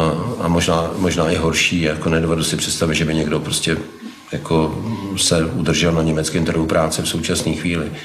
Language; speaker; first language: Czech; native; Czech